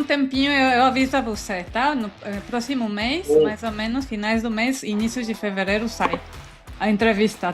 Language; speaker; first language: Portuguese; non-native, fluent; Spanish